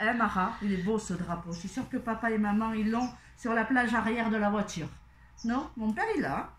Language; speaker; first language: French; native; French